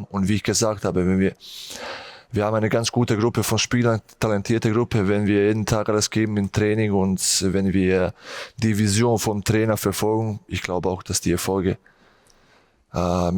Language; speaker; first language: German; non-native, fluent; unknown